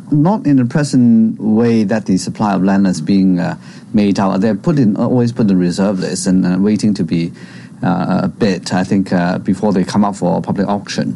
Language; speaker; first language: English; non-native, local second language; Cantonese